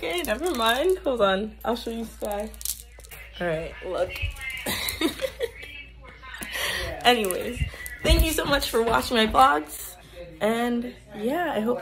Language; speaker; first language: English; native; English